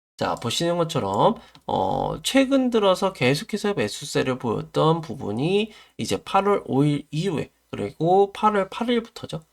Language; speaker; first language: Korean; native; Korean